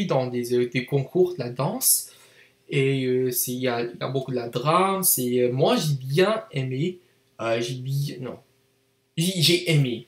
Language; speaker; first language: French; non-native, learner; English